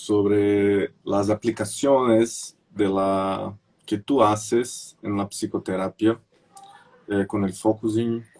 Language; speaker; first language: Spanish; non-native, fluent; Portuguese